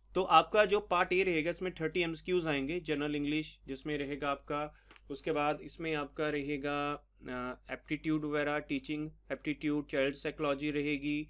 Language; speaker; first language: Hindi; non-native, local second language; Punjabi